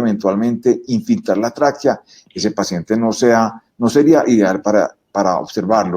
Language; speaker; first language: Spanish; native; Spanish